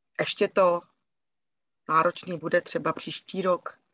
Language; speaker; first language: Czech; native; Czech